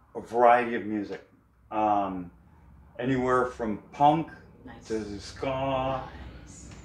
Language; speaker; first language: English; native; English